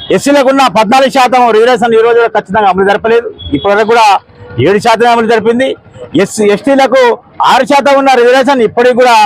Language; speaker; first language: Telugu; native; Telugu